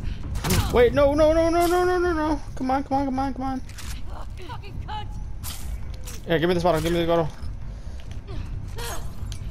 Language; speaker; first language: English; native; English